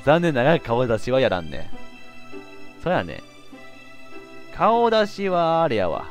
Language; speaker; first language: Japanese; native; Japanese